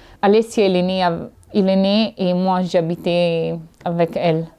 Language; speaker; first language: French; non-native, learner; Italian